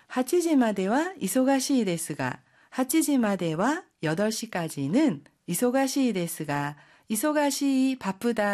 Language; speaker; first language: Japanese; non-native, fluent; Korean